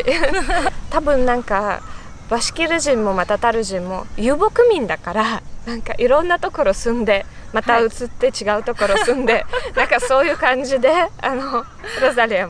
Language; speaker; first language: Japanese; non-native, fluent; Russian